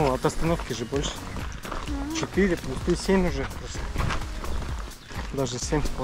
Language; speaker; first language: Russian; native; Russian